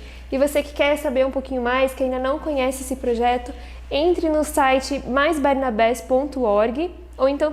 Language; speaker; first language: Portuguese; native; Portuguese